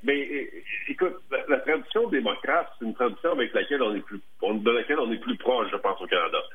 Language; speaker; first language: French; native; French